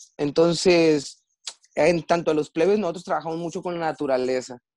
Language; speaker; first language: Spanish; native; Spanish